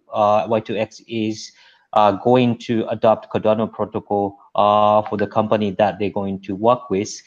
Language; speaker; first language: English; native; English